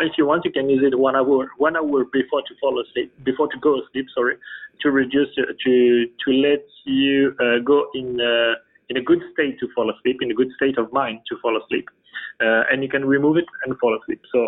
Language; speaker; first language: English; non-native, fluent; French